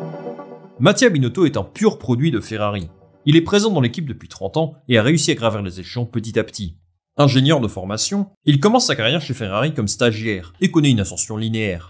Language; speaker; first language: French; native; French